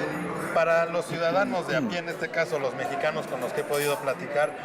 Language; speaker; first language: Spanish; native; Spanish